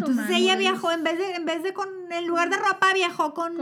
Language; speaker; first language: Spanish; native; Spanish